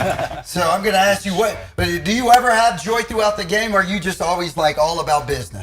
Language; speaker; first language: English; native; English